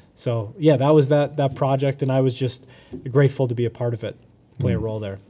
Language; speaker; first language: English; native; English